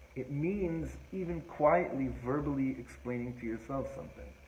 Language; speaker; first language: English; native; English